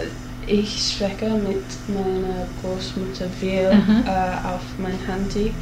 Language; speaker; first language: German; non-native, learner; English